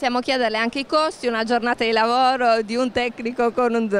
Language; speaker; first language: Italian; native; Italian